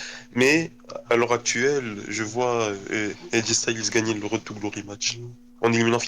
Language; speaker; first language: French; native; French